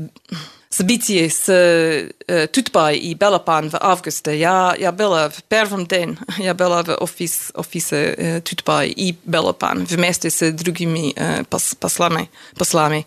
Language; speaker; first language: Russian; non-native, learner; English